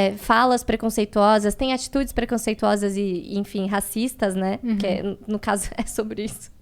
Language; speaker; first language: Portuguese; native; Portuguese